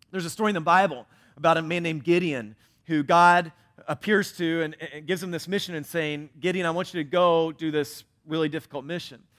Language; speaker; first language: English; native; English